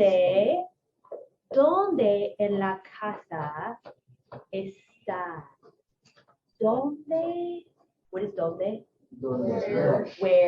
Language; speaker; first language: Spanish; non-native, fluent; English